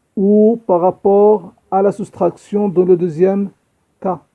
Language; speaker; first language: French; non-native, local second language; Arabic